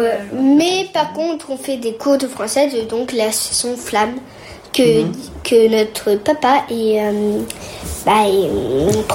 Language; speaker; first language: French; early bilingual, heritage; French